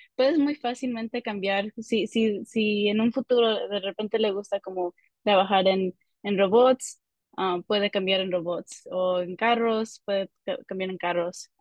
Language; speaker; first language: Spanish; early bilingual, heritage; Spanish